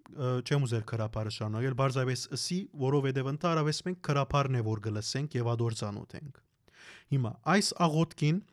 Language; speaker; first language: Armenian; early bilingual, heritage; Armenian